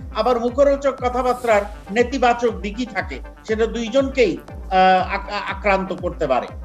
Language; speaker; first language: Bangla; native; Bangla